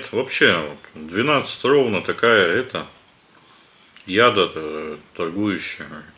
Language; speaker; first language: Russian; native; Russian